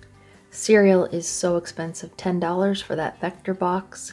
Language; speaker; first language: English; native; English